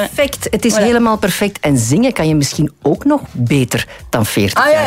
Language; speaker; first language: Dutch; native; Dutch